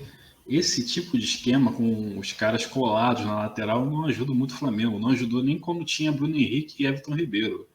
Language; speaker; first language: Portuguese; native; Portuguese